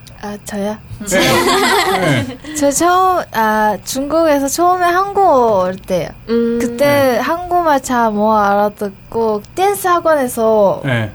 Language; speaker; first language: Korean; non-native, learner; Chinese